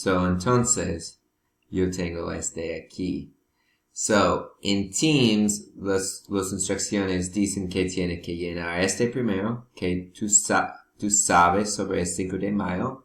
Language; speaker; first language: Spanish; non-native, learner; English